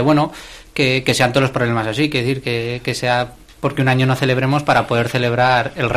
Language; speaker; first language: Spanish; native; Spanish